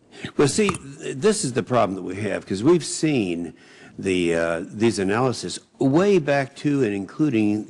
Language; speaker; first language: English; native; English